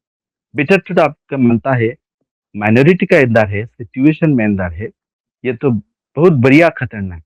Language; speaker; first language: Hindi; non-native, learner; Bangla